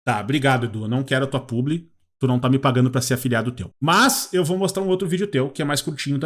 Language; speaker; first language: Portuguese; native; Portuguese